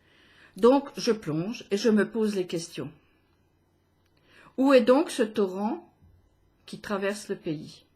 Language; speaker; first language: French; native; French